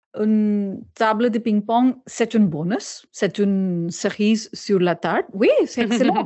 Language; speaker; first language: French; non-native, learner; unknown